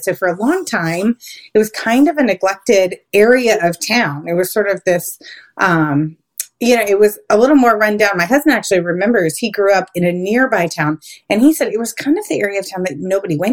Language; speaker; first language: English; native; English